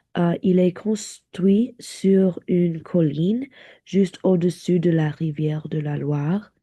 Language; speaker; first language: French; non-native, learner; English